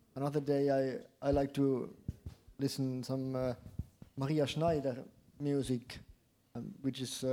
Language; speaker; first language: English; non-native, fluent; Estonian